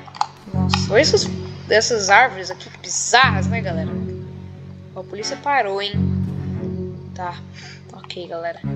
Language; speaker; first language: Portuguese; native; Portuguese